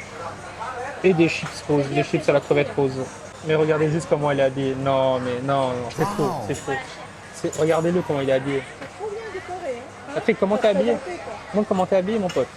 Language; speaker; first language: French; native; French